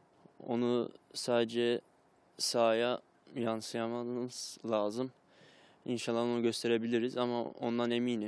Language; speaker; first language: Turkish; early bilingual, heritage; Turkish